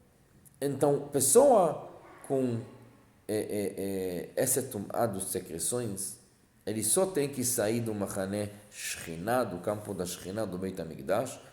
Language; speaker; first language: Portuguese; non-native, fluent; Hebrew